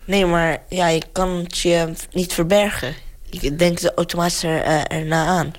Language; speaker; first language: Dutch; early bilingual, other home language; Arabic